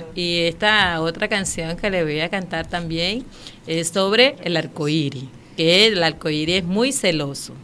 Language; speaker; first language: Spanish; non-native, local second language; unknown